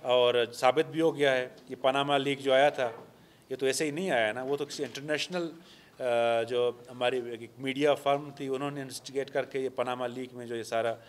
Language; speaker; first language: Urdu; non-native, local second language; Baluchi